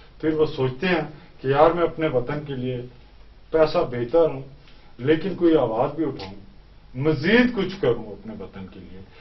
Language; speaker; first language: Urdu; early bilingual, heritage; Urdu